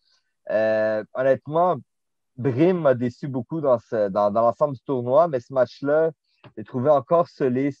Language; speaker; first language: French; native; French